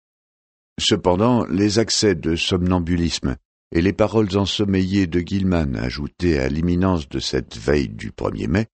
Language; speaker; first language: French; native; French